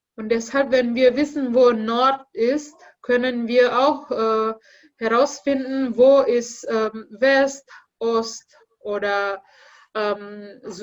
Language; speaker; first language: German; non-native, learner; Indonesian